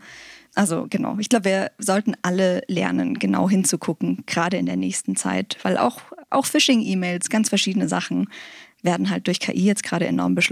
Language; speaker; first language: German; native; German